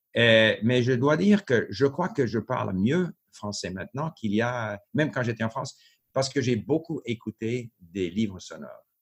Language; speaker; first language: French; non-native, local second language; English